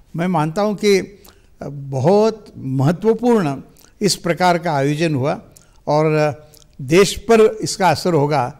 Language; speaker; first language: Hindi; non-native, local second language; Marathi